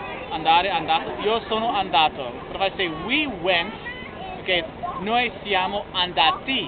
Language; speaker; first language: Italian; non-native, learner; English